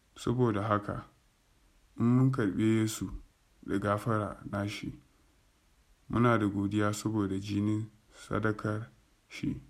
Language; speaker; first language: Hausa; non-native, local second language; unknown